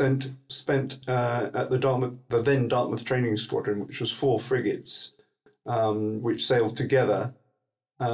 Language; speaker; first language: English; native; English